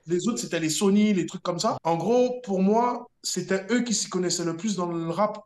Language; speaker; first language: French; native; French